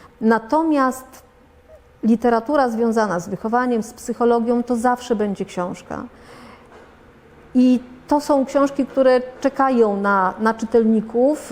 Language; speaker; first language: Polish; native; Polish